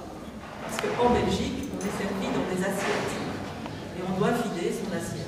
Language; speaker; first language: French; native; French